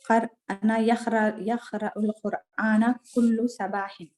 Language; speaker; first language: Arabic; non-native, learner; Urdu